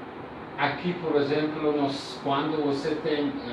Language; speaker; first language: Portuguese; non-native, learner; Persian